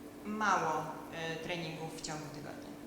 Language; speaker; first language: Polish; native; Polish